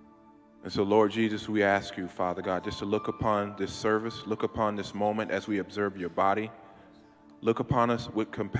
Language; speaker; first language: English; native; English